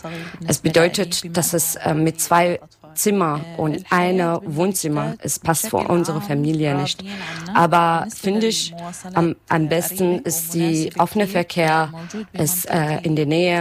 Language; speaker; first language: German; non-native, learner; Arabic